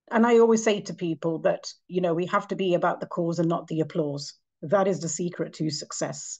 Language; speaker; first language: English; native; English